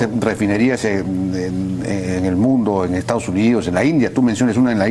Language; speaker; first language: Spanish; native; Spanish